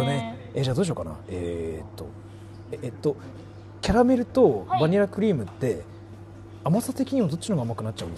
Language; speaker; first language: Japanese; native; Japanese